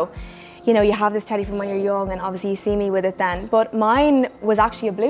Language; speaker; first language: English; native; English